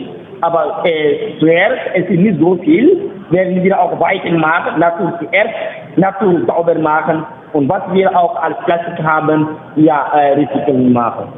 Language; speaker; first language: German; non-native, learner; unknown